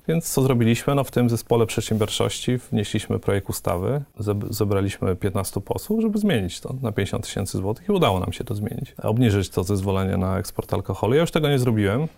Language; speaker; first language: Polish; native; Polish